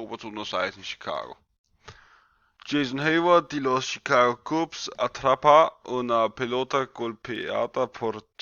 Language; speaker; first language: Spanish; non-native, learner; Danish